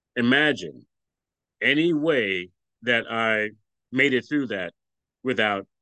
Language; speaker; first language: English; native; English